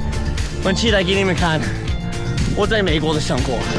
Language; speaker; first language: Chinese; non-native, fluent; English